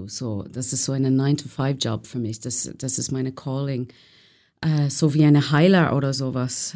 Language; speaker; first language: German; non-native, learner; English